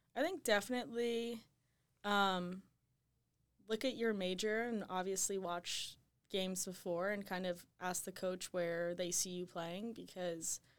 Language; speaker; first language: English; native; English